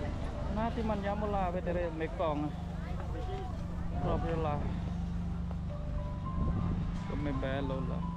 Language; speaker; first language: Italian; non-native, fluent; Vietnamese